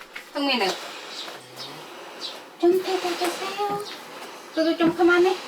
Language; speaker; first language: Korean; non-native, learner; Khmer